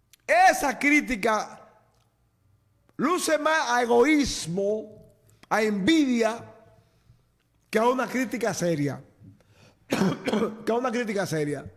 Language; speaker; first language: Spanish; native; Spanish